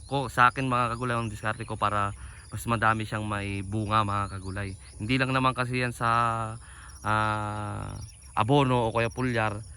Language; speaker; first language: Filipino; non-native, local second language; Cebuano